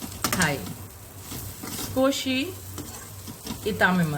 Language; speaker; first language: Japanese; non-native, fluent; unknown